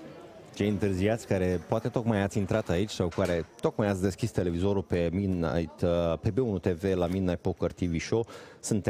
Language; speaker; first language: Romanian; native; Romanian